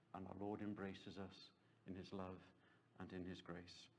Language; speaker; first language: English; native; English